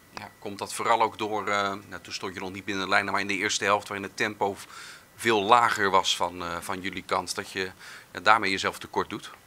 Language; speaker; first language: Dutch; native; Dutch